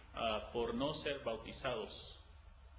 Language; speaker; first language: Spanish; non-native, learner; English